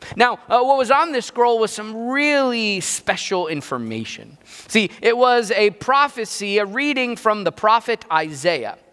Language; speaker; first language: English; native; English